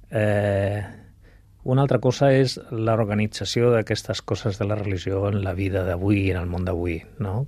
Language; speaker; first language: Catalan; non-native, local second language; Spanish